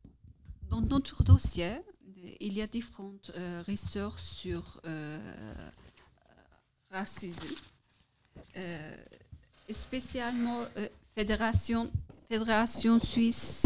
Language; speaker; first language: French; non-native, learner; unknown